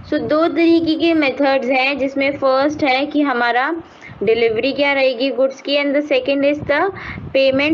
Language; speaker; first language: Hindi; native; Hindi